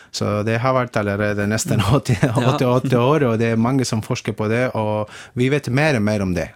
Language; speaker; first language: Norwegian; non-native, fluent; Spanish